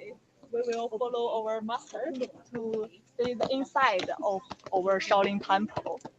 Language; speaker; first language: English; non-native, learner; Chinese